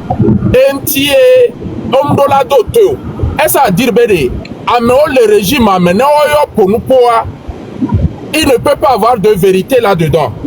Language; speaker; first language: French; non-native, local second language; Ewe